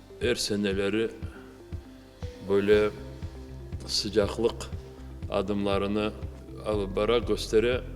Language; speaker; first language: Turkish; non-native, learner; Crimean Tatar